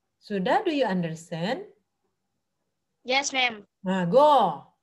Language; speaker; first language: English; non-native, fluent; Indonesian